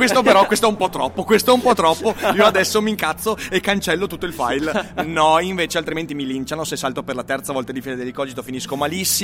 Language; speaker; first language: Italian; native; Italian